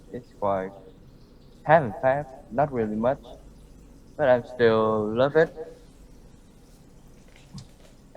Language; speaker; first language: English; non-native, learner; Vietnamese